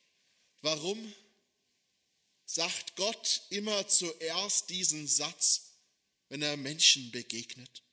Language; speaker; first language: German; native; German